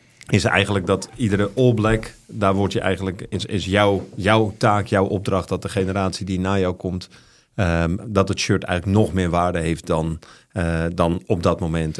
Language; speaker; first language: Dutch; native; Dutch